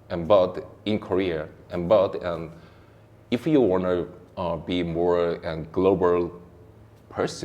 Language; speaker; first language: English; non-native, learner; Korean